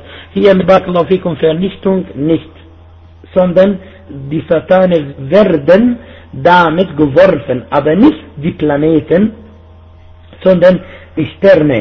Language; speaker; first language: German; non-native, fluent; Arabic